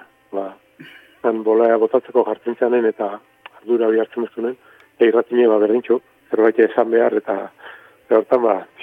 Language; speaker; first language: Basque; native; Basque